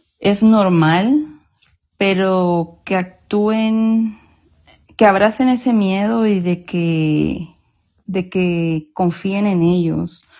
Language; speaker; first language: Spanish; native; Spanish